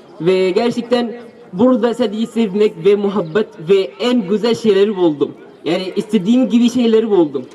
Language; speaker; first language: Turkish; non-native, learner; Arabic